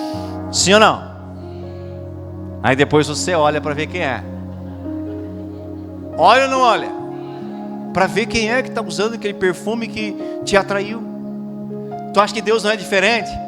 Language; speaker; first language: Portuguese; native; Portuguese